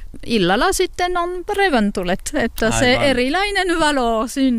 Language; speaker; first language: Finnish; non-native, learner; French